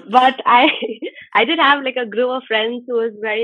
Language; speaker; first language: English; non-native, local second language; Khasi